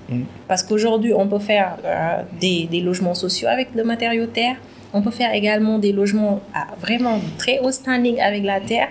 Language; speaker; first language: French; non-native, local second language; Wolof